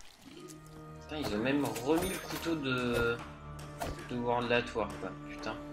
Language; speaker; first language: French; native; French